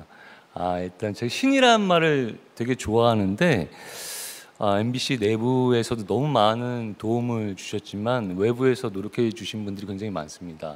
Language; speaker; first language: Korean; native; Korean